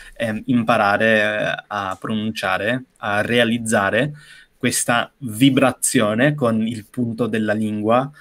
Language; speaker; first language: Italian; non-native, fluent; English